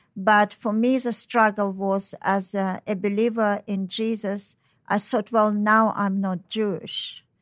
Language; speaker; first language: English; non-native, fluent; Uzbek